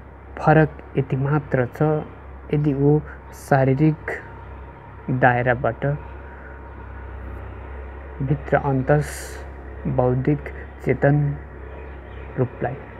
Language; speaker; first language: Nepali; native; Nepali